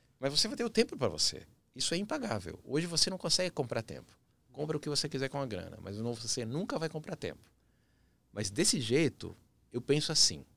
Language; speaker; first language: Portuguese; early bilingual, other home language; Spanish